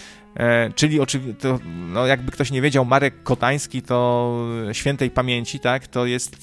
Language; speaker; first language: Polish; native; Polish